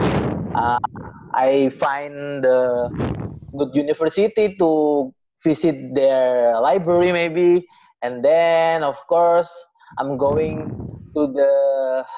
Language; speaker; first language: English; non-native, learner; Indonesian